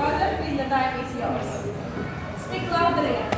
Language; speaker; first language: English; non-native, fluent; Indonesian